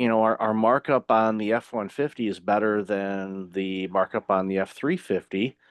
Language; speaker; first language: English; native; English